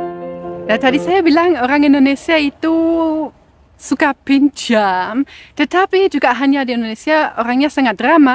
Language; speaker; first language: Indonesian; non-native, fluent; German